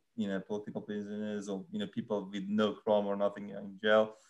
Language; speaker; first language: English; non-native, fluent; Persian